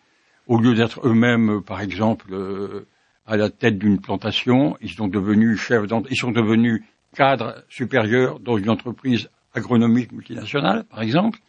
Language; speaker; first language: French; native; French